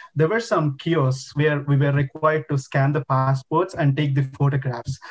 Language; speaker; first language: English; non-native, local second language; Telugu